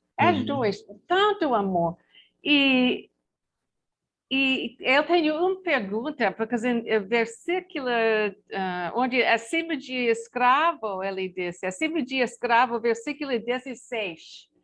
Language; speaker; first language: Portuguese; non-native, learner; English